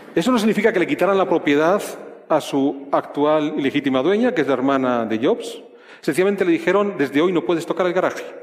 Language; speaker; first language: Spanish; native; Spanish